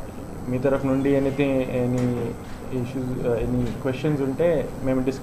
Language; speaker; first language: Telugu; non-native, learner; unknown